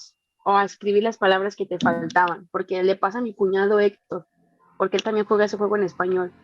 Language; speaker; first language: Spanish; native; Spanish